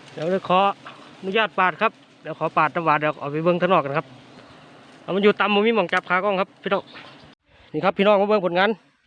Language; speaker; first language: Thai; native; Thai